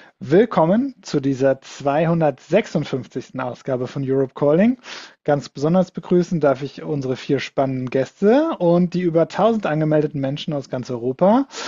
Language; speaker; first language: German; native; German